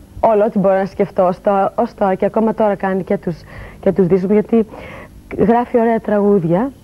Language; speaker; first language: Greek; early bilingual, heritage; Greek